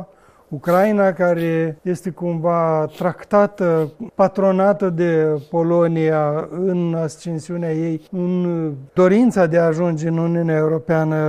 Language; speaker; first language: Romanian; native; Romanian